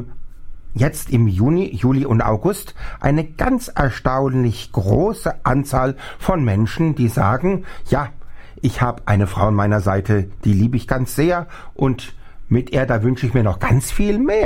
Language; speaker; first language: German; native; German